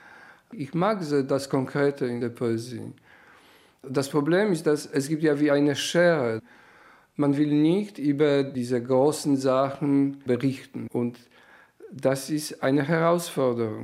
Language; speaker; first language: German; non-native, fluent; Polish